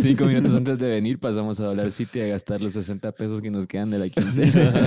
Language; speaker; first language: Spanish; native; Spanish